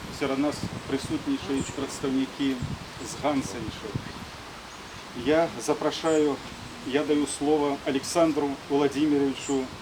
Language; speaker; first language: Belarusian; native; Belarusian